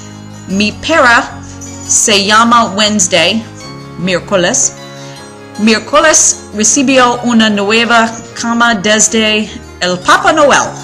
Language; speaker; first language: Spanish; non-native, learner; English